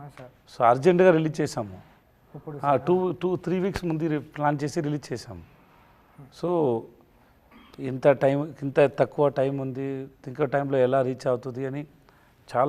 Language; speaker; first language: Telugu; non-native, learner; Tamil